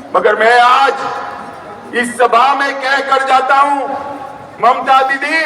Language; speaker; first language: Hindi; non-native, local second language; Gujarati